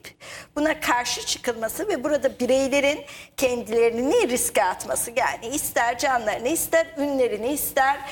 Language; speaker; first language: Turkish; native; Turkish